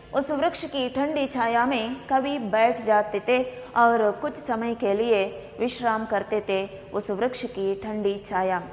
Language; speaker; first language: Hindi; non-native, local second language; Kannada